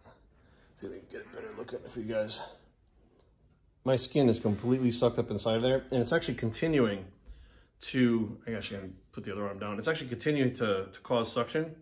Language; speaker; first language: English; native; English